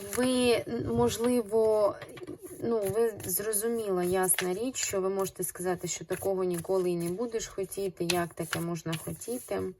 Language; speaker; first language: Ukrainian; non-native, local second language; Russian